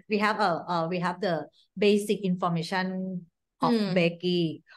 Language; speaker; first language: English; non-native, learner; Thai